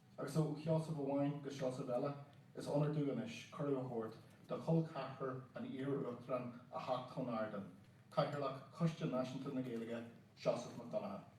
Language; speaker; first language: Irish; native; Irish